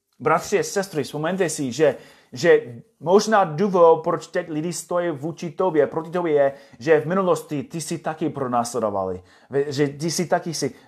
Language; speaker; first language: Czech; non-native, fluent; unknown